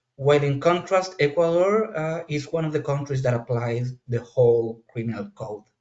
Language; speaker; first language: English; non-native, fluent; Spanish